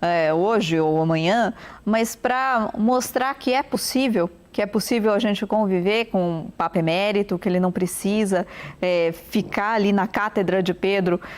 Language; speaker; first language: Portuguese; native; Portuguese